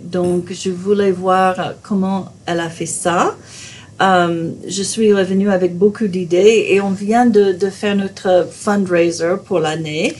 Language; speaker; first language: French; non-native, fluent; English